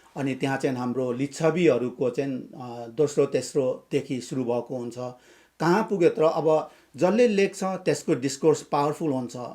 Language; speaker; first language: Nepali; non-native, local second language; Limbu